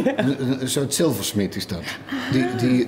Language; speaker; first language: Dutch; native; Dutch